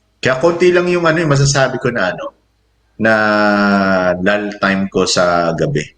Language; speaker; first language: Filipino; native; Filipino